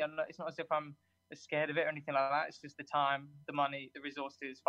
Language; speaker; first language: English; native; English